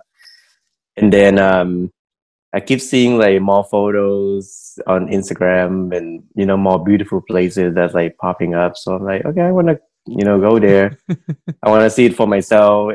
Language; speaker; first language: English; non-native, fluent; Vietnamese